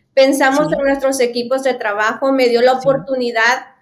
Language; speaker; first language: Spanish; native; Spanish